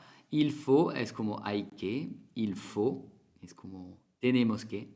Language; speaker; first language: Spanish; non-native, fluent; French